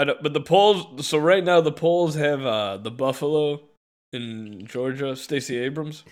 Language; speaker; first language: English; native; English